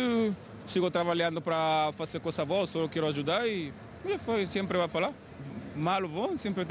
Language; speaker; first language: Portuguese; non-native, learner; Spanish